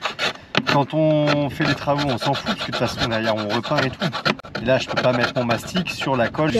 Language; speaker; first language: French; native; French